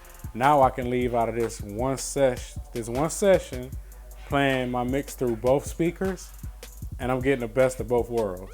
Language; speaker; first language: English; native; English